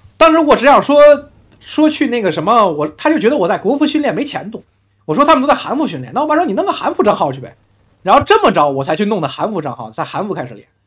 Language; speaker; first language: Chinese; native; Chinese